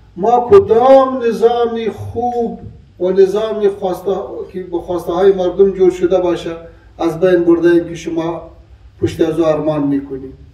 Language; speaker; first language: Persian; non-native, local second language; Pashto